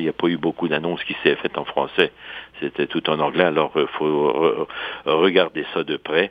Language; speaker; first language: French; native; French